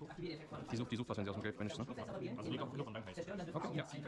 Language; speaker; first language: German; native; German